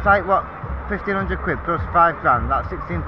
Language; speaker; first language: English; native; English